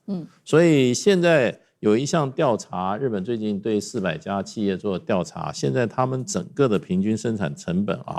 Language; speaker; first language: Chinese; native; Chinese